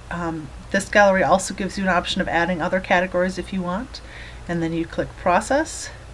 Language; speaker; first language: English; native; English